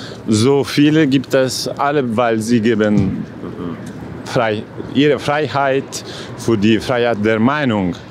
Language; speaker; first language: German; non-native, learner; Russian